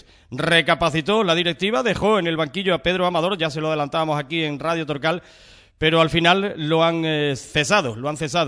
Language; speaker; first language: Spanish; native; Spanish